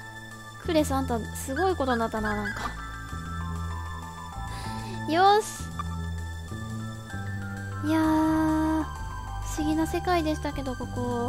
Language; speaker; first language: Japanese; native; Japanese